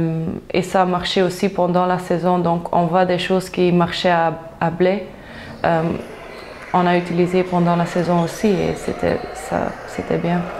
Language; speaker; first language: French; non-native, local second language; Dutch